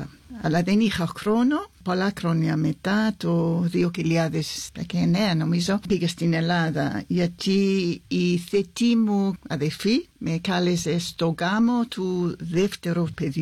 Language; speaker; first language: Greek; non-native, fluent; English